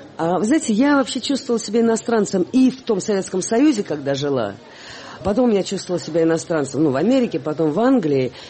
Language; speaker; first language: Russian; native; Russian